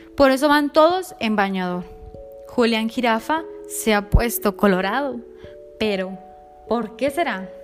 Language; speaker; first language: Spanish; native; Spanish